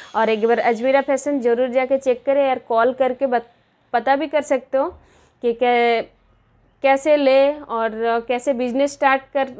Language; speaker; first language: Hindi; non-native, local second language; Bangla